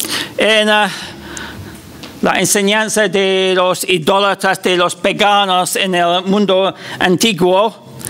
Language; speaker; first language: Spanish; non-native, fluent; English